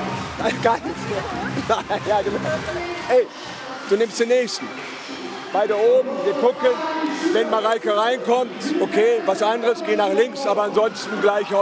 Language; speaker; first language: German; native; German